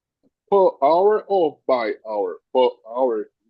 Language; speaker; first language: English; non-native, learner; Portuguese